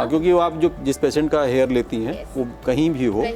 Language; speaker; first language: Hindi; native; Hindi